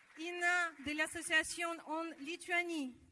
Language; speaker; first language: French; non-native, learner; Russian